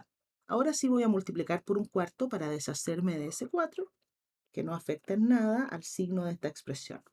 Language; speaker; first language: Spanish; native; Spanish